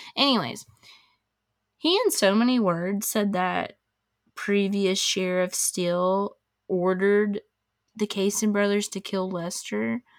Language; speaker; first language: English; native; English